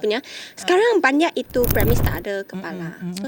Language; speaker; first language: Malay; non-native, local second language; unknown